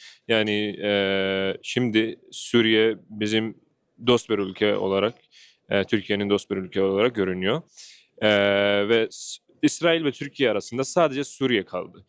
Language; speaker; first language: Turkish; non-native, fluent; Urdu